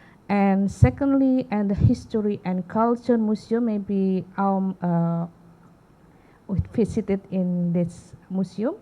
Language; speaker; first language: English; non-native, learner; Indonesian